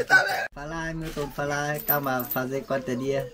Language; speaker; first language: Portuguese; non-native, learner; Vietnamese